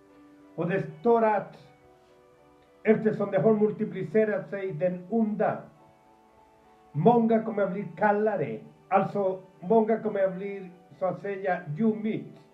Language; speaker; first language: Swedish; non-native, fluent; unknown